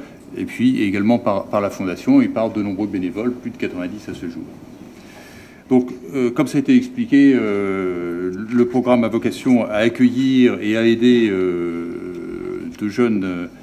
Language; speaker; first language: French; native; French